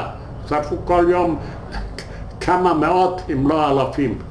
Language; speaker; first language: Hebrew; non-native, fluent; Yiddish